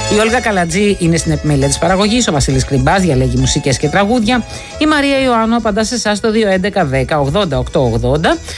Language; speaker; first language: Greek; native; Greek